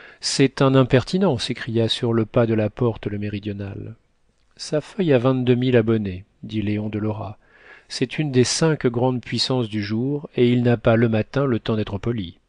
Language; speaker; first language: French; native; French